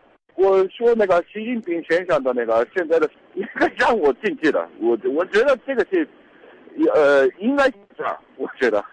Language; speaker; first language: Chinese; non-native, learner; Japanese